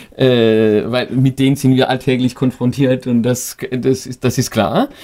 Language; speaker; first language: German; non-native, fluent; French